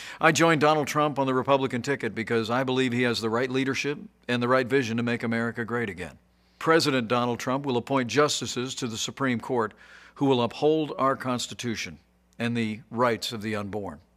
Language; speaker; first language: English; native; English